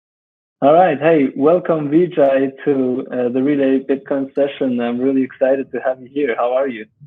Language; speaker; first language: English; non-native, fluent; German